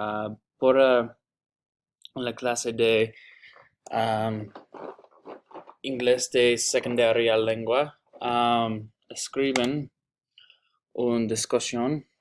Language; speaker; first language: Spanish; non-native, learner; English